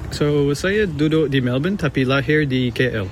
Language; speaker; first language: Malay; early bilingual, heritage; English